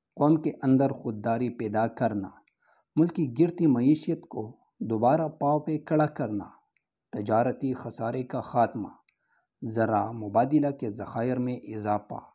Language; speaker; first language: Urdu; non-native, local second language; Pashto